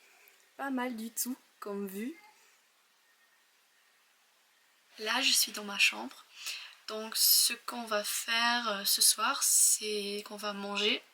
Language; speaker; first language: French; non-native, fluent; English